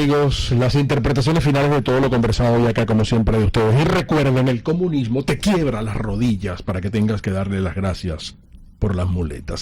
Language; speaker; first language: Spanish; native; Spanish